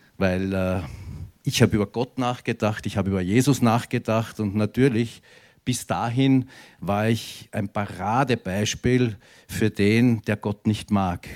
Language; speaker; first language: German; native; German